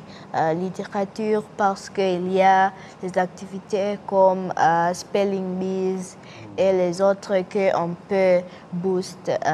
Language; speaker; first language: French; non-native, learner; English